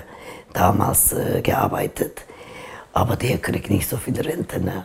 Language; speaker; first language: German; non-native, learner; Turkish